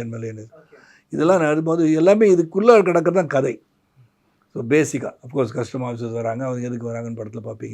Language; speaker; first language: Tamil; native; Tamil